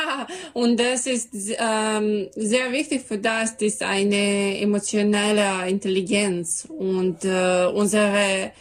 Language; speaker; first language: German; non-native, learner; Serbian